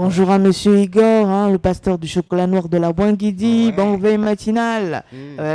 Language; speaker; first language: French; native; French